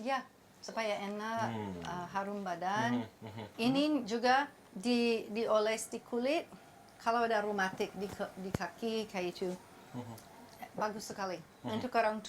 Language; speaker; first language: Indonesian; non-native, fluent; English